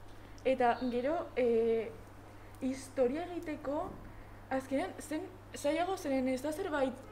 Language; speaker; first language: Basque; non-native, local second language; Spanish